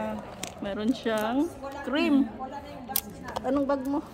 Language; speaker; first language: Filipino; native; Filipino